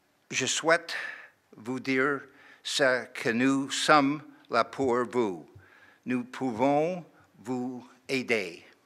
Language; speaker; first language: French; non-native, learner; English